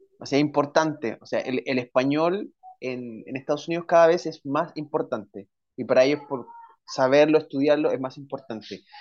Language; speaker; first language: Spanish; native; Spanish